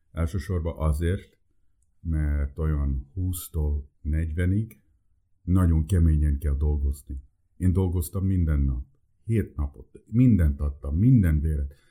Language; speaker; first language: Hungarian; early bilingual, heritage; Hungarian